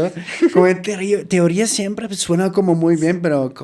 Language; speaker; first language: Spanish; native; Spanish